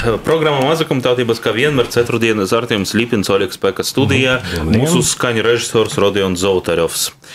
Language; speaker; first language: Latvian; non-native, local second language; Russian